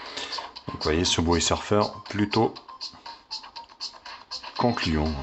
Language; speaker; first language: French; native; French